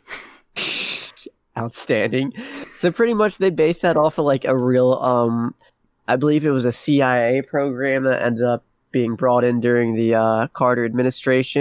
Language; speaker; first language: English; native; English